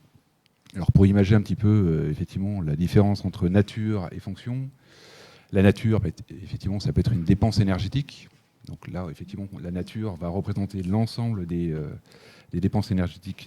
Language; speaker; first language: French; native; French